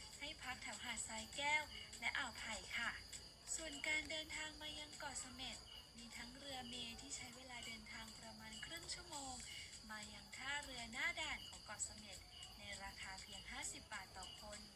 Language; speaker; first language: Thai; native; Thai